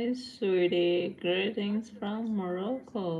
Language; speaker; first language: English; non-native, learner; Persian